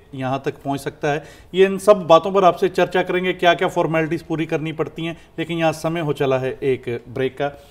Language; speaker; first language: Hindi; non-native, local second language; Punjabi